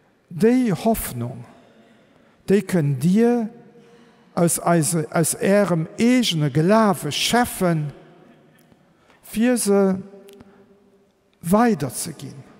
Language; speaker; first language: German; non-native, local second language; Luxembourgish